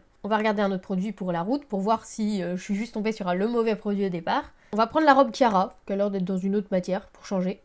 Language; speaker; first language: French; native; French